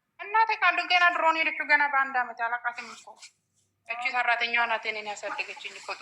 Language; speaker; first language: Amharic; non-native, local second language; Oromo